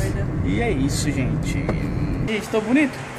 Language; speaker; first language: Portuguese; native; Portuguese